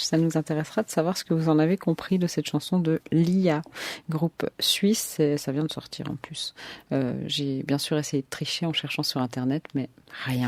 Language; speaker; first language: French; native; French